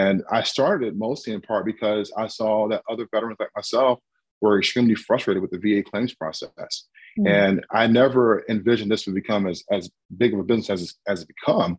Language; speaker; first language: English; native; English